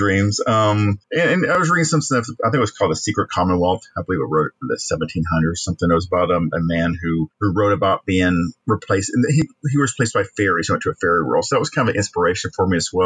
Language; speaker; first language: English; native; English